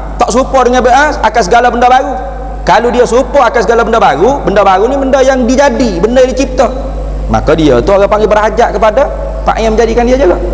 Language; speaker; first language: Malay; native; Malay